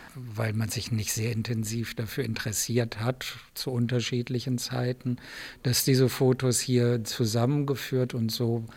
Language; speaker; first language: German; native; German